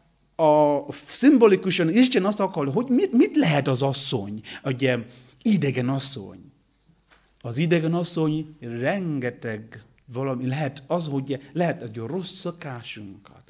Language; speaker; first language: Hungarian; non-native, learner; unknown